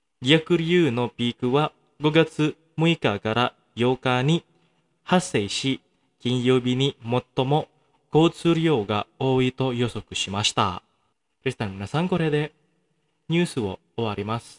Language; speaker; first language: Japanese; non-native, fluent; Indonesian